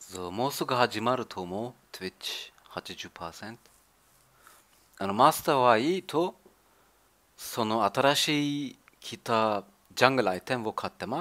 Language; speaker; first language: Japanese; non-native, learner; German